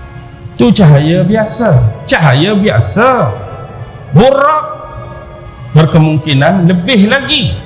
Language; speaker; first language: Malay; native; Malay